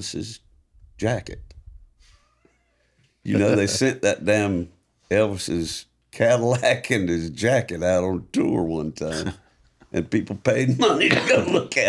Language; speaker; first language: English; native; English